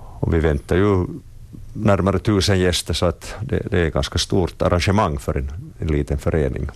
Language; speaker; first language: Swedish; native; Swedish